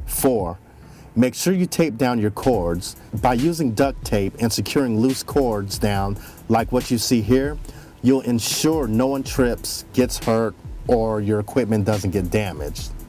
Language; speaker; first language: English; native; English